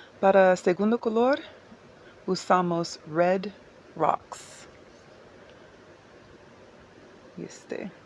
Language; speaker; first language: Spanish; non-native, learner; English